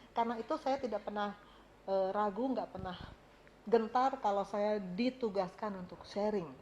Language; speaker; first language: Indonesian; native; Indonesian